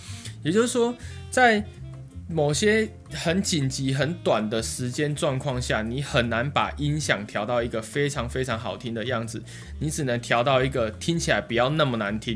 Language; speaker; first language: Chinese; native; Chinese